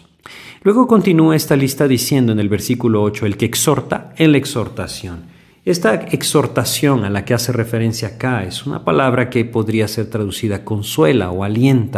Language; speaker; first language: Spanish; native; Spanish